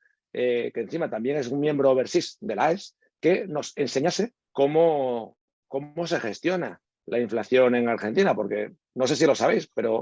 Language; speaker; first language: Spanish; native; Spanish